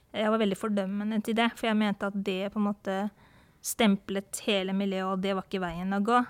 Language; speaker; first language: Norwegian; early bilingual, other home language; Urdu